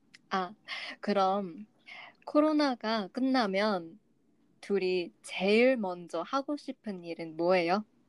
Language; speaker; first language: Korean; non-native, learner; English